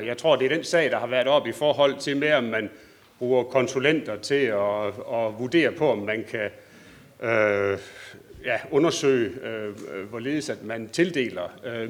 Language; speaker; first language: Danish; native; Danish